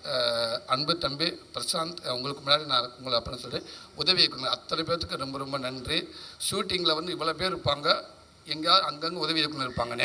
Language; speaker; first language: Tamil; native; Tamil